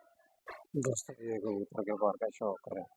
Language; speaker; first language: Hindi; non-native, local second language; Punjabi